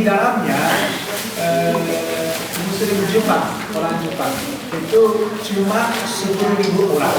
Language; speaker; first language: Indonesian; non-native, fluent; Japanese